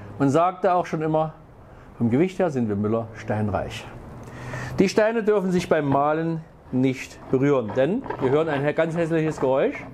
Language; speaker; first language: German; native; German